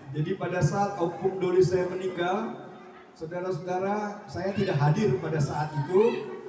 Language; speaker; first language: Indonesian; native; Indonesian